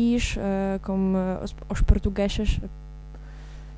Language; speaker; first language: Portuguese; non-native, learner; Polish